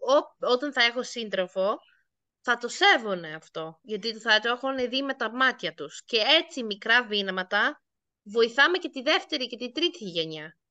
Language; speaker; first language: Greek; native; Greek